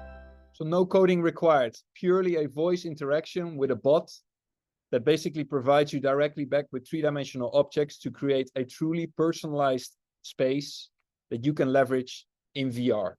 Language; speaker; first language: English; non-native, fluent; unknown